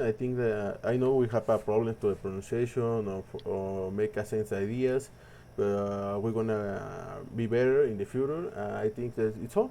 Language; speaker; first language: English; non-native, learner; Spanish